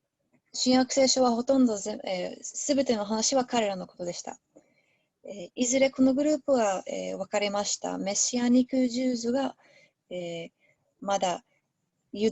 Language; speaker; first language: Japanese; non-native, learner; English